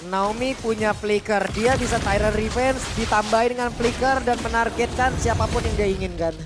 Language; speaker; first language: Indonesian; native; Indonesian